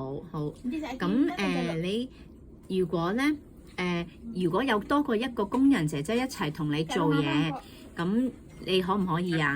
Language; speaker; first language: Cantonese; native; Cantonese